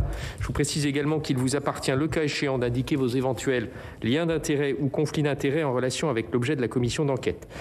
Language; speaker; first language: French; native; French